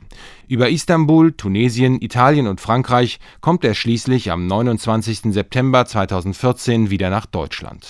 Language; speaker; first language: German; native; German